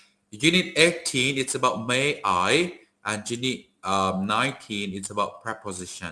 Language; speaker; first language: English; non-native, fluent; Thai